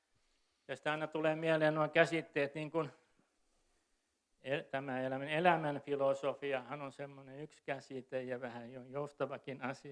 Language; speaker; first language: Finnish; native; Finnish